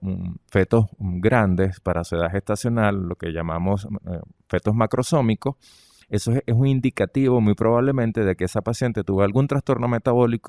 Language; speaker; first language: Spanish; native; Spanish